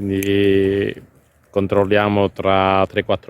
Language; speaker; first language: Italian; native; Italian